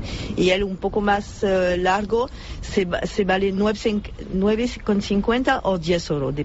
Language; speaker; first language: Spanish; non-native, fluent; French